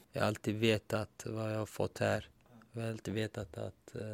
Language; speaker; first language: Swedish; early bilingual, other home language; Turkish